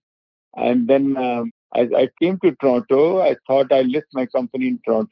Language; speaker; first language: English; non-native, local second language; Hindi